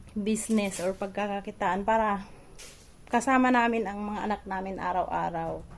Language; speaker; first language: Filipino; non-native, local second language; Bikol